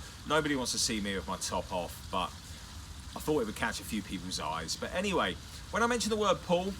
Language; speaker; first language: English; native; English